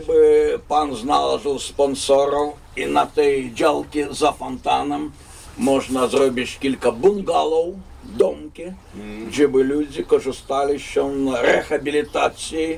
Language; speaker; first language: Polish; non-native, fluent; Russian